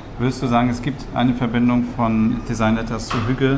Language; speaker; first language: German; native; German